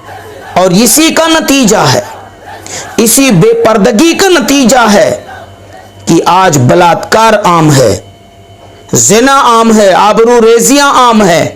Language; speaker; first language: Urdu; native; Urdu